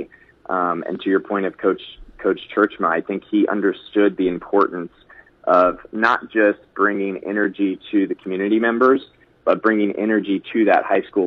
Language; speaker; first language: English; native; English